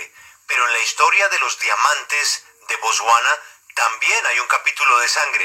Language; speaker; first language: Spanish; native; Spanish